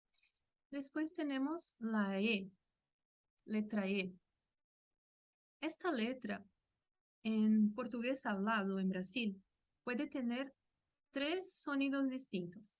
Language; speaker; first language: Spanish; non-native, fluent; Portuguese